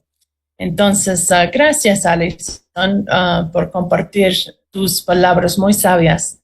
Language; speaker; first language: Spanish; non-native, fluent; English